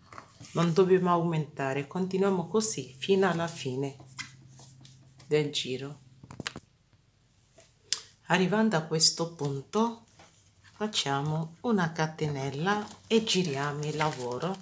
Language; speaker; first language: Italian; non-native, fluent; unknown